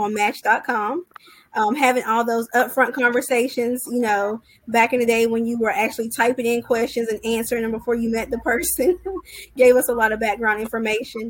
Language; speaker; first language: English; native; English